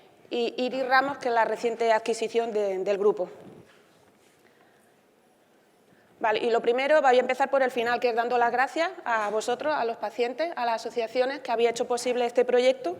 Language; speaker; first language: Spanish; native; Spanish